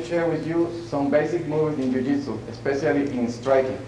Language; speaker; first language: English; non-native, fluent; Spanish